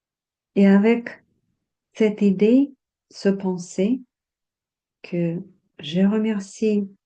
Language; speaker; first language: French; non-native, fluent; Russian